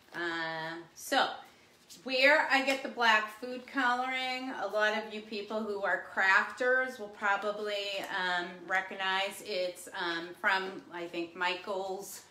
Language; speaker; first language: English; native; English